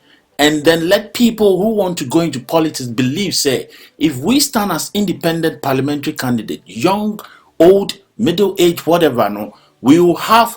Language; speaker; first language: English; non-native, local second language; Akan